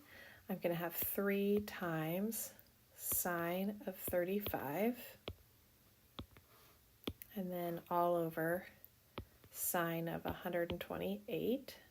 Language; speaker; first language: English; native; English